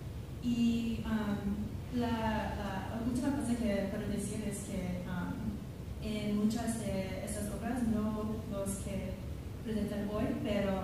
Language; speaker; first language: Spanish; non-native, fluent; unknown